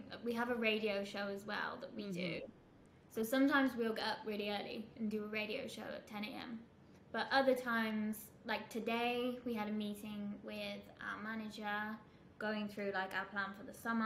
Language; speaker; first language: English; native; English